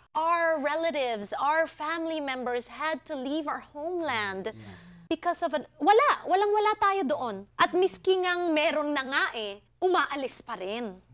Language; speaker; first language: English; non-native, local second language; Filipino